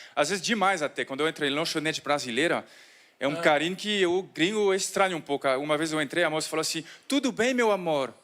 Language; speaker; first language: Portuguese; non-native, fluent; French